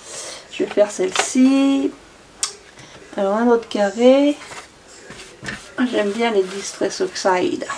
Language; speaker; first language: French; native; French